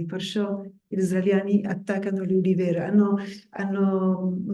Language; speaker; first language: Italian; non-native, fluent; Spanish